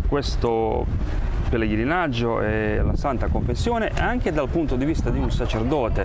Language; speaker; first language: Italian; non-native, fluent; Croatian